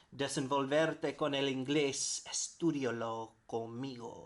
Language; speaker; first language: Spanish; non-native, fluent; English